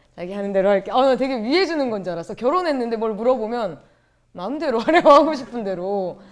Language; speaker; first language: Korean; native; Korean